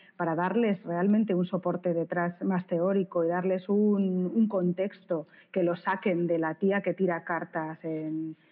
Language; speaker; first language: Spanish; native; Spanish